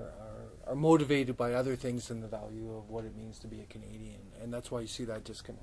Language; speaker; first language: English; native; English